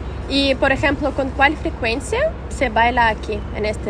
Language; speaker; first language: Spanish; non-native, fluent; Russian